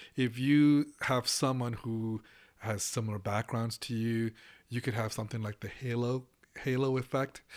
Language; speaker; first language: English; non-native, local second language; Malayalam